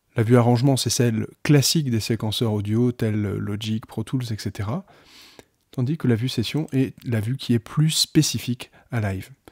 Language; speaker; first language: French; native; French